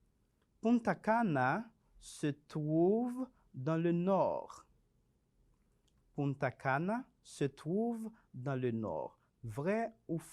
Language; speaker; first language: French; non-native, fluent; Spanish